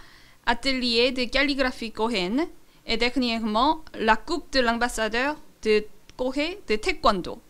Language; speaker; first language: French; non-native, learner; Korean